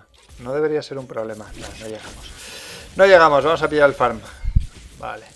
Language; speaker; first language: Spanish; native; Spanish